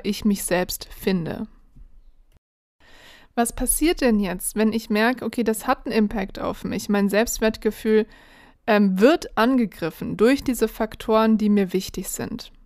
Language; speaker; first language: German; native; German